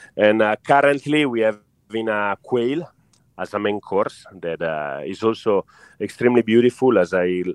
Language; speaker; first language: English; non-native, fluent; Italian